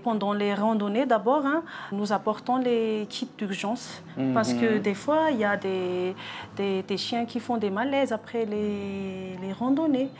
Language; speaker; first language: French; non-native, local second language; Malagasy